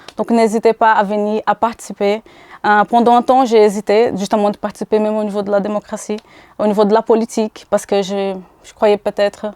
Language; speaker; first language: French; non-native, fluent; Portuguese